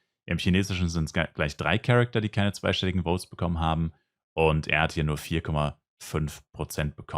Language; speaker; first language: German; native; German